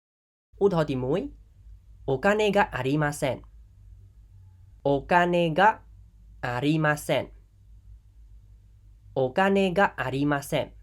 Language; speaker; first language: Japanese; non-native, fluent; Khmer